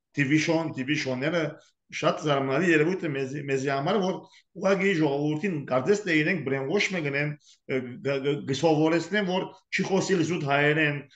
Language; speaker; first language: Armenian; early bilingual, heritage; Armenian